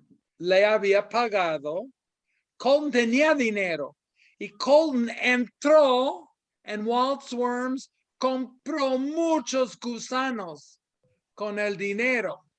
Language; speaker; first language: Spanish; non-native, fluent; English